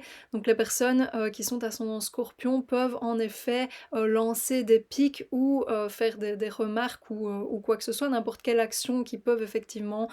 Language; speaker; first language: French; native; French